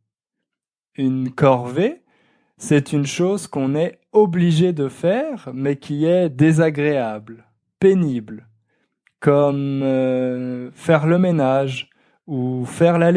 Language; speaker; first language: French; native; French